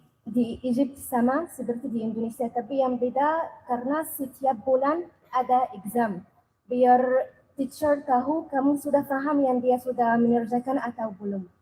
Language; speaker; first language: Indonesian; non-native, learner; Arabic